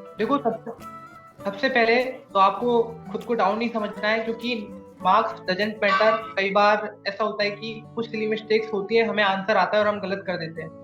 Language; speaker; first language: Hindi; native; Hindi